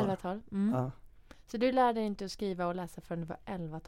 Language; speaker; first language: Swedish; early bilingual, other home language; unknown